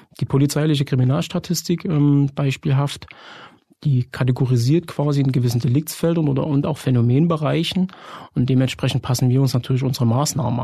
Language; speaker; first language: German; native; German